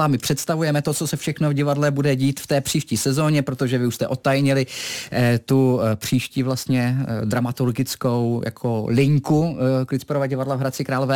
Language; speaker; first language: Czech; native; Czech